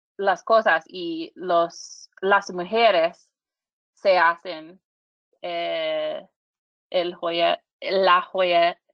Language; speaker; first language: Spanish; non-native, learner; English